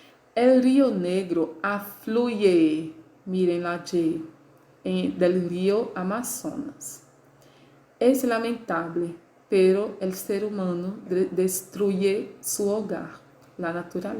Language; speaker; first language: Spanish; non-native, learner; Portuguese